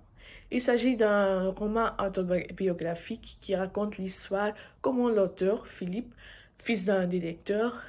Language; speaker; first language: French; non-native, learner; English